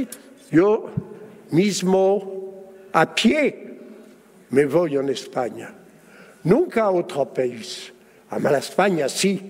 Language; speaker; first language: Spanish; early bilingual, heritage; Spanish